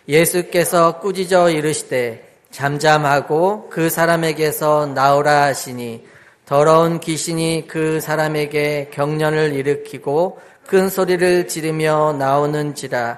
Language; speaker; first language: Korean; native; Korean